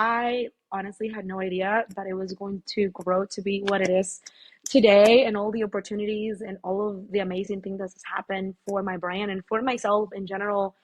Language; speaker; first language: English; early bilingual, other home language; Spanish